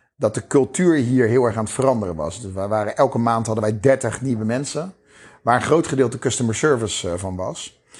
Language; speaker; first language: Dutch; native; Dutch